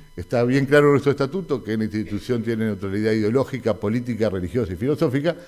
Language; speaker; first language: Spanish; native; Spanish